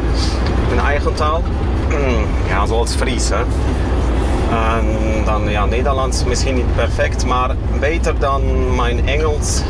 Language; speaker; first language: Dutch; non-native, fluent; Kashubian